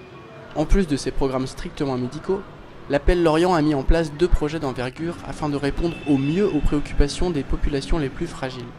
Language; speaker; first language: French; native; French